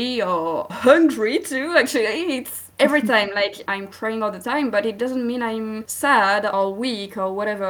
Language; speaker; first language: English; non-native, fluent; French